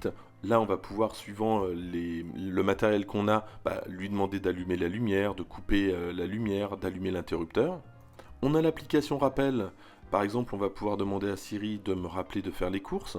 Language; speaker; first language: French; native; French